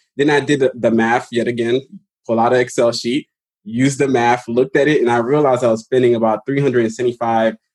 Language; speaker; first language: English; early bilingual, other home language; Haitian Creole